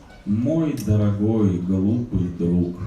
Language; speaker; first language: Russian; native; Russian